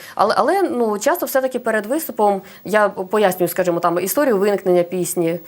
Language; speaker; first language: Ukrainian; non-native, local second language; Russian